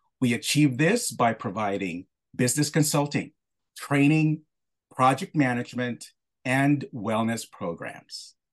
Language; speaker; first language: English; non-native, local second language; Filipino